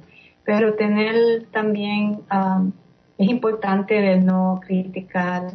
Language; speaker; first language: Spanish; early bilingual, heritage; English